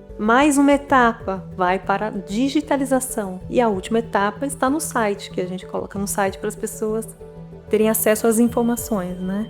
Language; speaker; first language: Portuguese; native; Portuguese